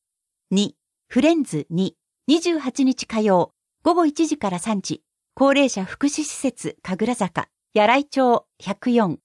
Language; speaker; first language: Japanese; native; Japanese